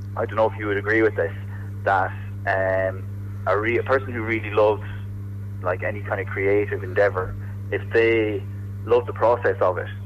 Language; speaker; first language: English; native; English